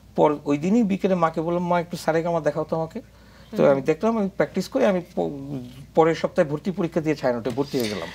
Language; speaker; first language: Bangla; native; Bangla